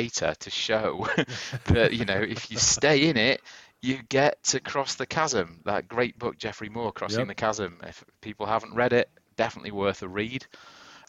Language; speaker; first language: English; native; English